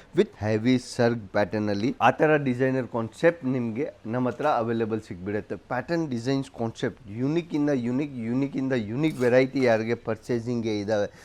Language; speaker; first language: Kannada; non-native, local second language; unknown